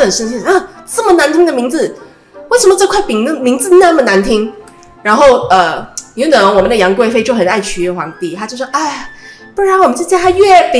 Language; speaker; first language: Chinese; native; Chinese